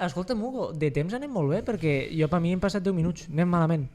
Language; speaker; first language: Catalan; native; Catalan